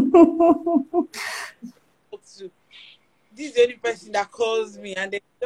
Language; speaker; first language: English; non-native, local second language; Yoruba